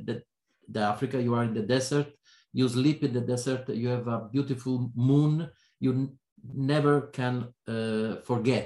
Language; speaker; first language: English; non-native, learner; Italian